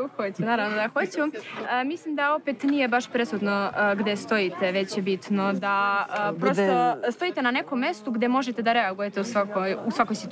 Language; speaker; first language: Serbian; native; Serbian